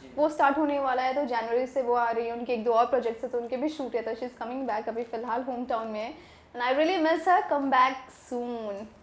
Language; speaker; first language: Hindi; native; Hindi